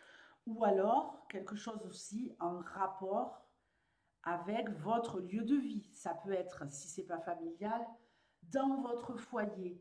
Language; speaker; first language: French; native; French